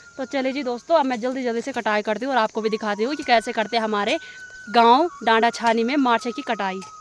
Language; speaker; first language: Hindi; non-native, local second language; Garhwali